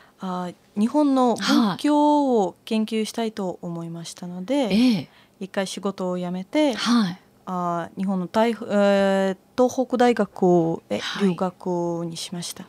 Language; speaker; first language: Japanese; non-native, fluent; Latvian